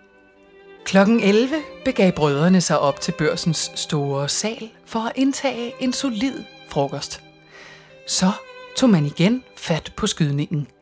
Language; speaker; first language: Danish; native; Danish